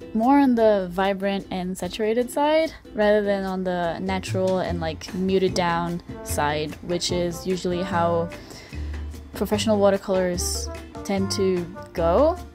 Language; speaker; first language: English; non-native, fluent; Portuguese